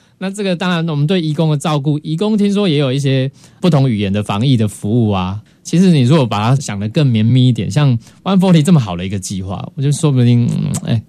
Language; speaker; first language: Chinese; native; Chinese